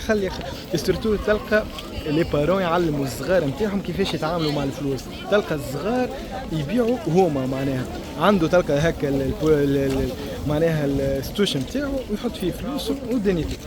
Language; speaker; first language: Arabic; native; Arabic